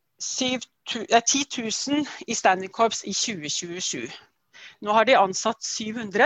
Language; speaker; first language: Norwegian; native; Norwegian